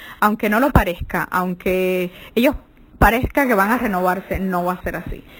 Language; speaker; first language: Spanish; native; Spanish